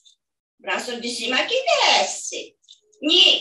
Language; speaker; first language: Portuguese; non-native, fluent; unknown